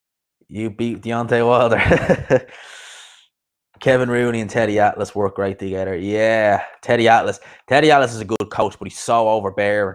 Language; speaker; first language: English; native; English